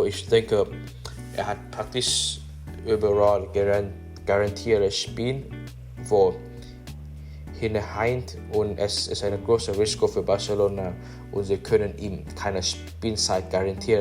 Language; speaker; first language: German; non-native, learner; English